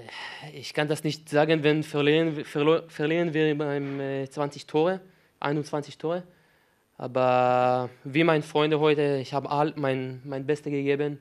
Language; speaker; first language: German; non-native, learner; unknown